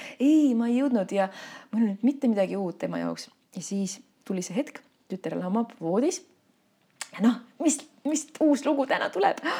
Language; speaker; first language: Estonian; non-native, local second language; Russian